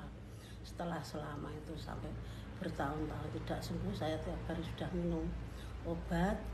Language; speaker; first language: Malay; non-native, local second language; Javanese